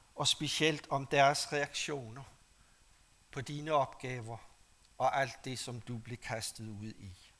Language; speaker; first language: Danish; native; Danish